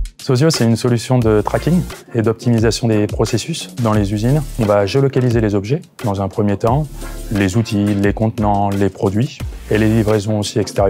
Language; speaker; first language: French; native; French